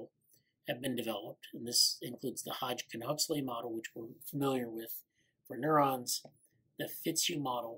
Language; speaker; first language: English; native; English